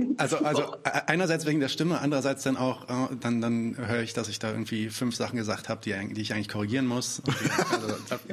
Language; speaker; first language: German; early bilingual, other home language; Arabic